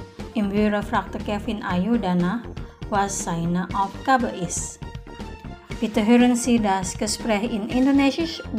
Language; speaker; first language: German; non-native, fluent; Indonesian